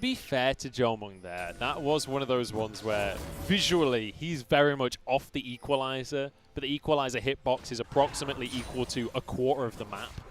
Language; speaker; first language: English; native; English